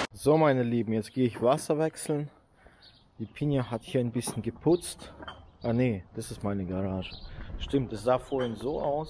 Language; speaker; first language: German; native; German